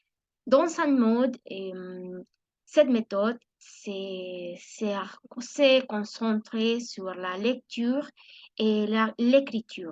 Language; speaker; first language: French; non-native, learner; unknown